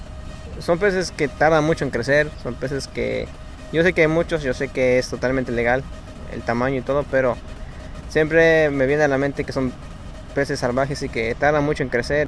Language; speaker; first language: Spanish; native; Spanish